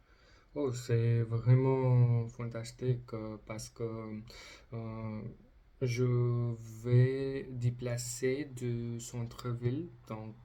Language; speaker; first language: French; non-native, learner; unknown